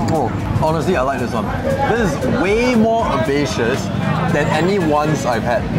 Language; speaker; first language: English; native; English